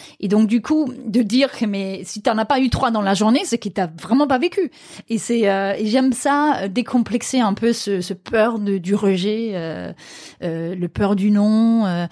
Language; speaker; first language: French; non-native, fluent; Danish